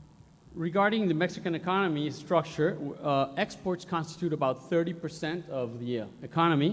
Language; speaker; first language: English; non-native, fluent; Spanish